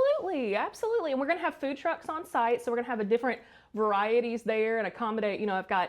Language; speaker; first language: English; native; English